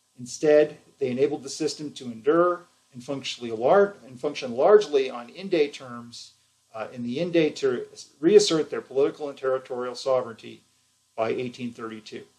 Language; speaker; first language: English; native; English